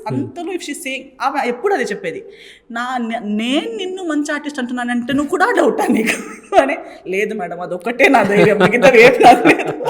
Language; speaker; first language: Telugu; non-native, fluent; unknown